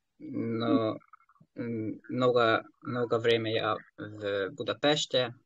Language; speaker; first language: Russian; non-native, learner; Hungarian